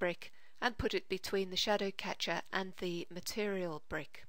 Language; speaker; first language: English; native; English